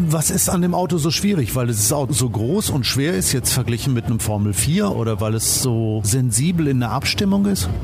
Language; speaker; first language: German; native; German